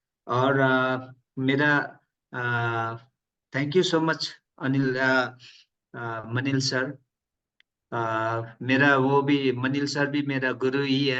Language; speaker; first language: Hindi; non-native, local second language; Nepali